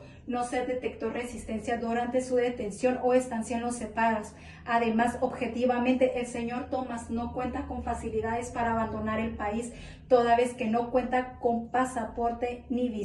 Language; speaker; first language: Spanish; native; Spanish